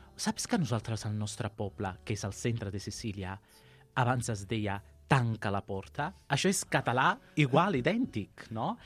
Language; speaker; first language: Catalan; non-native, fluent; Sicilian